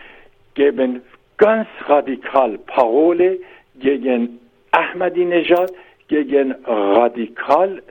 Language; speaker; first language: German; non-native, learner; Persian